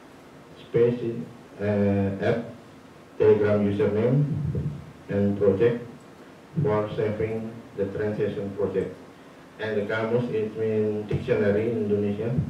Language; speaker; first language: English; non-native, learner; Indonesian